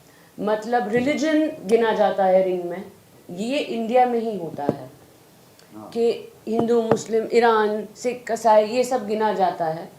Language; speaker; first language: Hindi; native; Hindi